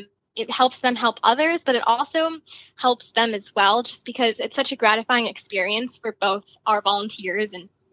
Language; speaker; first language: English; native; English